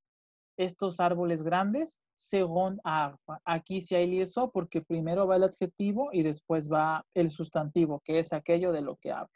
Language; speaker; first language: Spanish; native; Spanish